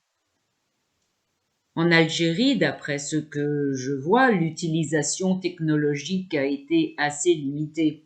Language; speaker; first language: French; non-native, local second language; Arabic